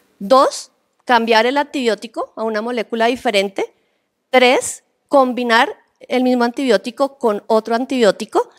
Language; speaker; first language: Spanish; native; Spanish